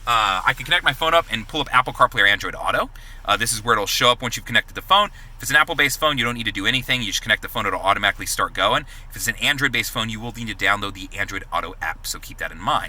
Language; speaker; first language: English; native; English